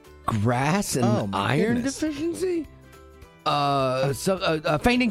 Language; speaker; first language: English; native; English